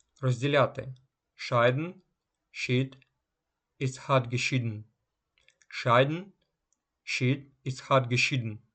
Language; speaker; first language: German; non-native, fluent; Ukrainian